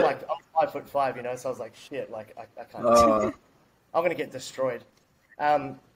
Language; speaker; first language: English; native; English